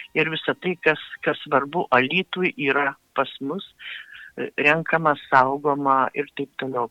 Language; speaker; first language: Lithuanian; native; Lithuanian